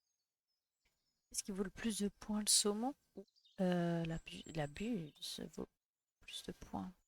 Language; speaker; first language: French; native; French